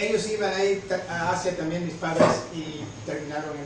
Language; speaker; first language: Spanish; native; Spanish